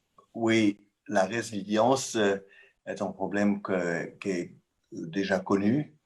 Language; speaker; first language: French; non-native, fluent; German